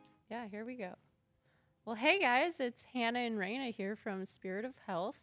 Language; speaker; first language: English; native; English